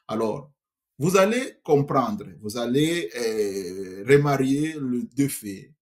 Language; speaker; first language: French; non-native, local second language; Swahili